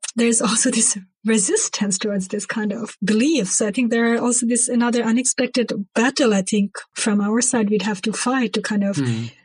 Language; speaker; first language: English; non-native, local second language; Bangla